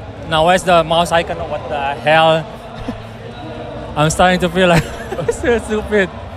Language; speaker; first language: English; non-native, fluent; Indonesian